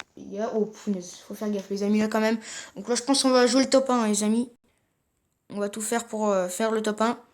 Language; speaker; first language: French; native; French